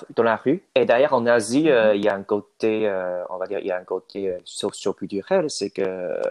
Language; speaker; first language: French; non-native, fluent; Chinese